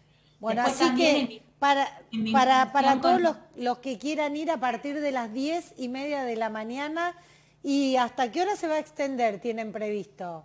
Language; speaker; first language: Spanish; native; Spanish